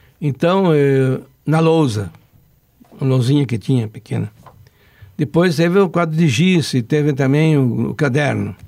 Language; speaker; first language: Portuguese; non-native, local second language; Italian